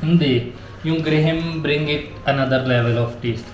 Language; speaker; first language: Filipino; non-native, learner; Hindi